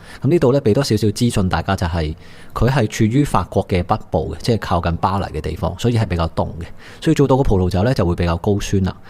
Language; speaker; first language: Cantonese; native; Cantonese